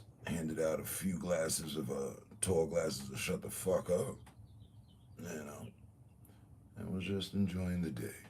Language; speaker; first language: English; native; English